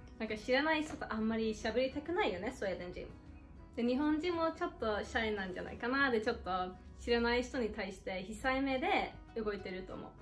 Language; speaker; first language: Japanese; non-native, fluent; Swedish